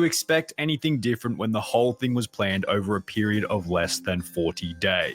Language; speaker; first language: English; native; English